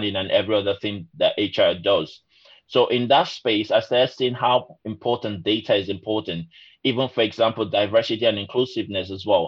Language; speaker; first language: English; non-native, local second language; Igbo